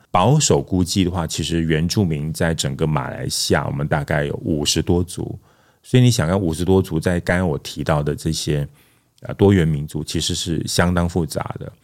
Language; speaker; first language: Chinese; non-native, local second language; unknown